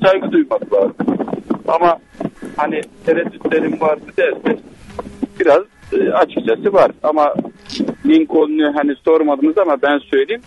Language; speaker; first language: Turkish; native; Turkish